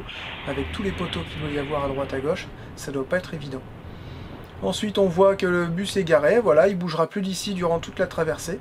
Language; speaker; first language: French; native; French